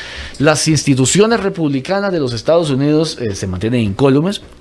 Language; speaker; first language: Spanish; native; Spanish